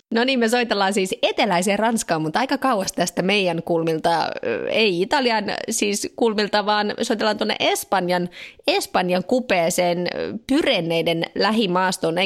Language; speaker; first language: Finnish; native; Finnish